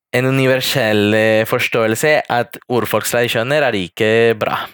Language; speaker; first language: Norwegian; non-native, fluent; Spanish